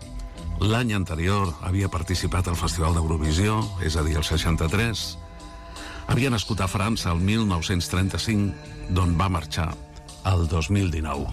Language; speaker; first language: Catalan; native; Catalan